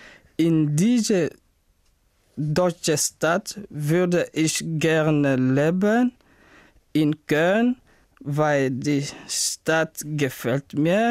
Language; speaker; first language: German; non-native, learner; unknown